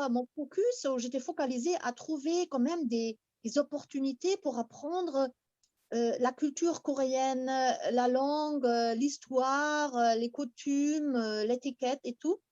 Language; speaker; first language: French; non-native, fluent; German